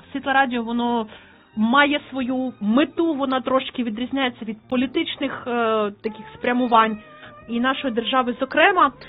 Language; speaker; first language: Ukrainian; native; Ukrainian